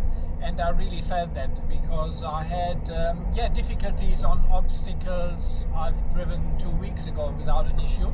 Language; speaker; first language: English; native; English